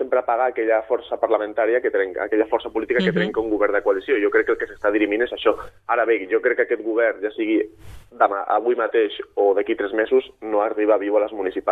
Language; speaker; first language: Catalan; native; Catalan